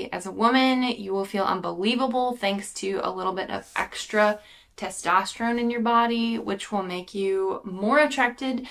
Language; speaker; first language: English; native; English